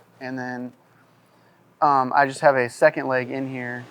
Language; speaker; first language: English; native; English